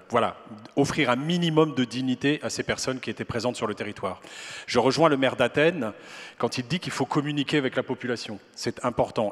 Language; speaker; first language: French; native; French